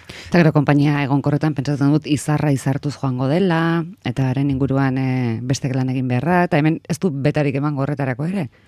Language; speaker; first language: Basque; native; Basque